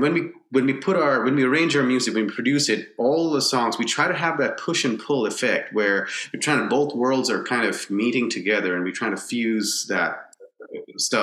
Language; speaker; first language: English; non-native, local second language; Bangla